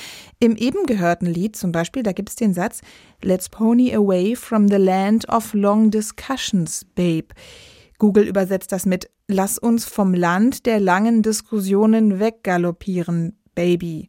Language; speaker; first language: German; native; German